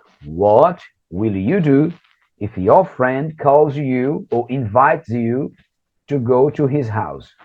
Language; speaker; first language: English; non-native, fluent; Portuguese